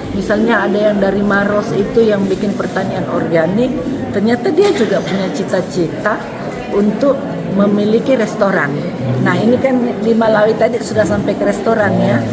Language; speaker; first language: Indonesian; native; Indonesian